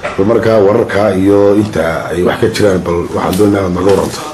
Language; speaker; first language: Somali; native; Somali